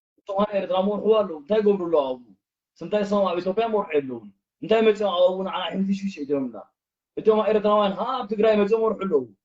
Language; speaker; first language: Tigrinya; early bilingual, heritage; Tigrinya